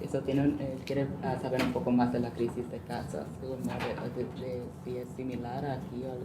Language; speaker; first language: Spanish; early bilingual, heritage; Spanish